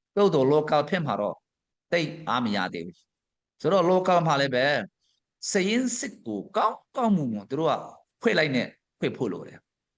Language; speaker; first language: Burmese; non-native, local second language; Hakha Chin